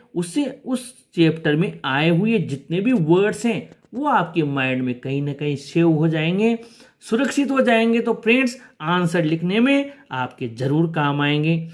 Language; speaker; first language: Hindi; native; Hindi